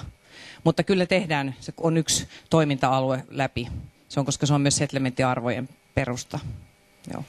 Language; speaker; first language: Finnish; native; Finnish